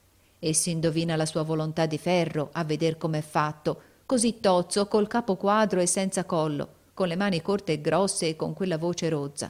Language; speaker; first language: Italian; native; Italian